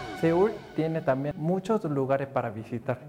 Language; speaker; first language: Spanish; non-native, fluent; Korean